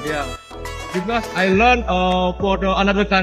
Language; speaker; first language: English; non-native, learner; Indonesian